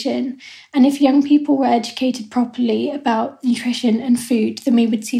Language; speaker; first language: English; native; English